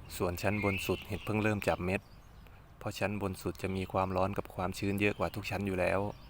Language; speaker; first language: Thai; non-native, local second language; Northeastern Thai